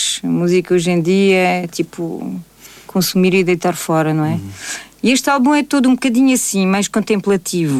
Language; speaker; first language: Portuguese; early bilingual, heritage; Portuguese